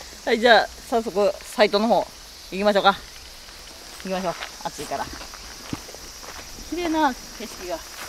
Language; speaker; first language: Japanese; native; Japanese